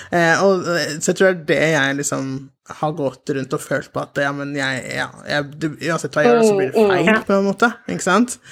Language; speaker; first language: Norwegian; native; Norwegian